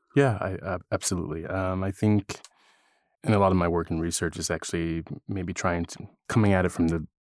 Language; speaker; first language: English; native; English